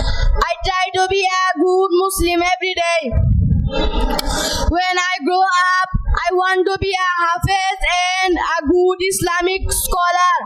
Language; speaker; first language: English; non-native, learner; Bangla